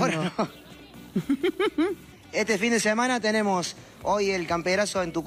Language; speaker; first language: Spanish; native; Spanish